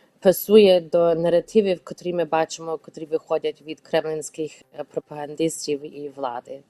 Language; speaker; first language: Ukrainian; early bilingual, heritage; Ukrainian